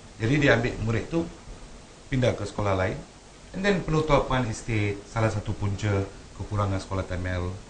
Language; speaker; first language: Malay; non-native, local second language; Tamil